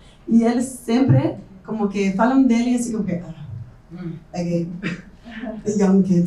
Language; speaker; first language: Portuguese; non-native, fluent; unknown